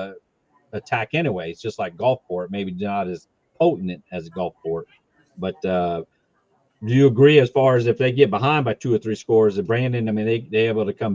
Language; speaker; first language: English; native; English